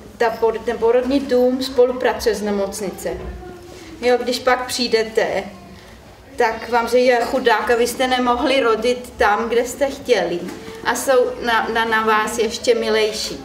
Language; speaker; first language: Czech; non-native, learner; German